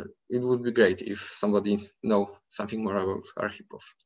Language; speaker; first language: English; non-native, fluent; Polish